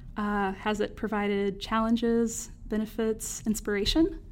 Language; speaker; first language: English; native; English